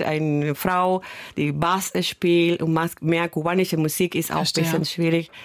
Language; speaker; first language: German; non-native, fluent; Spanish